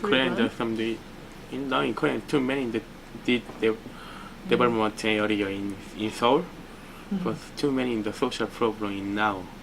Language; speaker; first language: English; non-native, learner; Korean